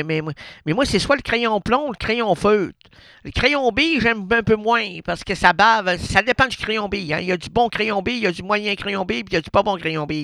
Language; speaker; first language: French; native; French